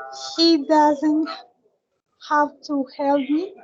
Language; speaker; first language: English; non-native, learner; Spanish